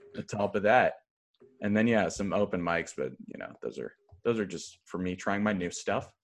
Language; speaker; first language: English; native; English